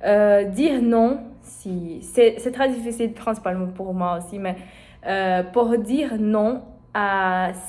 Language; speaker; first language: French; non-native, learner; Portuguese